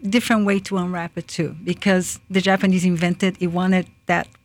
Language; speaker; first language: English; early bilingual, other home language; Portuguese